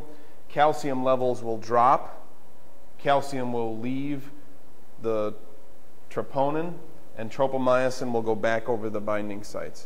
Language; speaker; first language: English; native; English